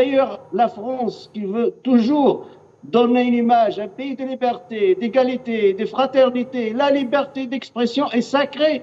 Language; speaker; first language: French; non-native, fluent; Arabic